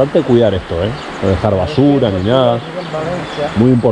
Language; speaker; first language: Spanish; native; Spanish